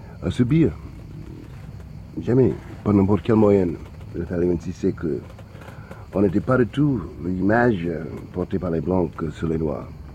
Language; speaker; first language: French; non-native, fluent; English